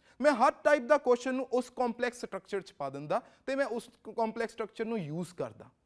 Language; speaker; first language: Punjabi; native; Punjabi